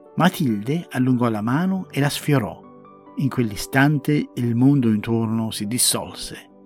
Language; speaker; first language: Italian; native; Italian